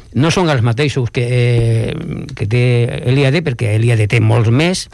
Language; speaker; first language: Catalan; non-native, local second language; Spanish